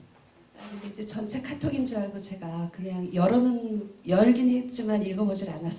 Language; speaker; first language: Korean; native; Korean